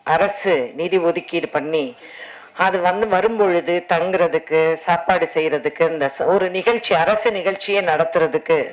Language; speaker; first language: Tamil; native; Tamil